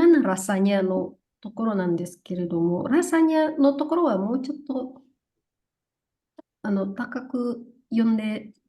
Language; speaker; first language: Japanese; non-native, fluent; Indonesian